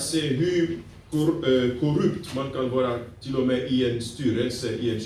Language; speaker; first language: Swedish; non-native, fluent; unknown